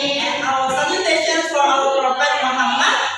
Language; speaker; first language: English; non-native, learner; Indonesian